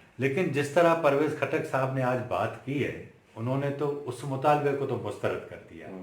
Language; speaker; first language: Urdu; non-native, local second language; Sindhi